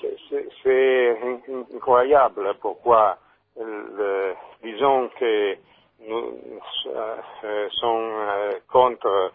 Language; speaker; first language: French; non-native, learner; Italian